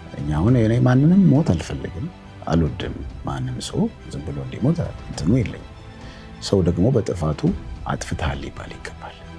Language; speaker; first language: Amharic; non-native, local second language; Oromo